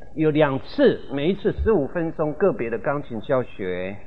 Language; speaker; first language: Chinese; non-native, local second language; Min Nan Chinese